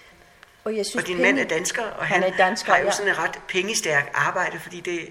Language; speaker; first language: Danish; native; Danish